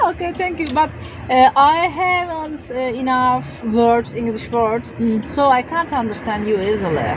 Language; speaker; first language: English; non-native, learner; Turkish